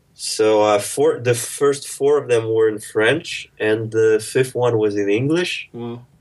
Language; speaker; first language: English; early bilingual, other home language; Russian